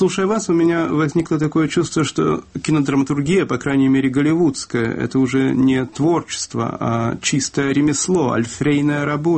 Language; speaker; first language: Russian; native; Russian